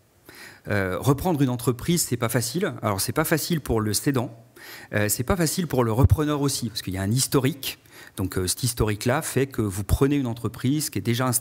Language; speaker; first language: French; native; French